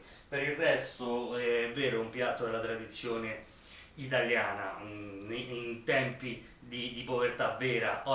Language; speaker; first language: Italian; native; Italian